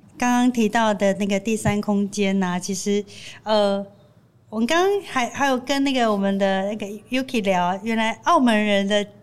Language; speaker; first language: Chinese; native; Chinese